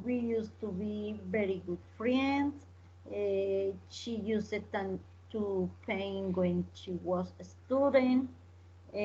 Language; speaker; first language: English; non-native, learner; Spanish